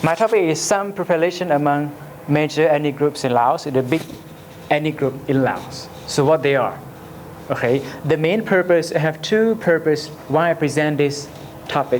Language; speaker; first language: English; non-native, learner; Lao